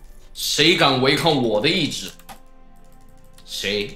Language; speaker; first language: Chinese; native; Chinese